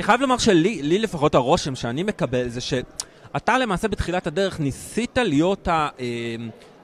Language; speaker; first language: Hebrew; native; Hebrew